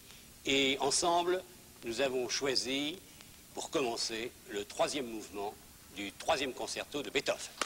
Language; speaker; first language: French; native; French